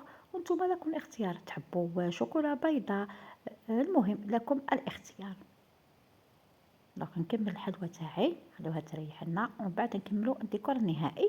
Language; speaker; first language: Arabic; native; Arabic